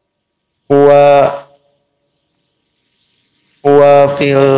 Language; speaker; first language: Arabic; non-native, learner; Indonesian